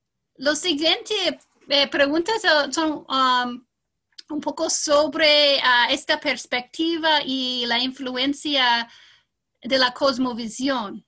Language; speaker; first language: Spanish; non-native, fluent; English